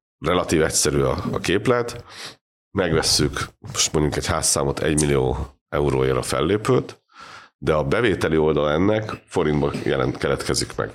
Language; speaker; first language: Hungarian; native; Hungarian